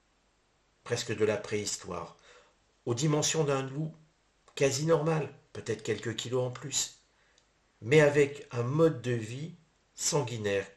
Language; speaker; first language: French; native; French